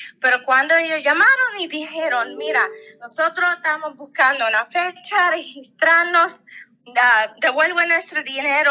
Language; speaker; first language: Spanish; non-native, fluent; Russian